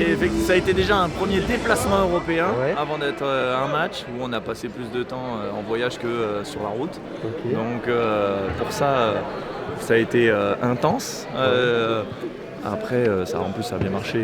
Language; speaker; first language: French; native; French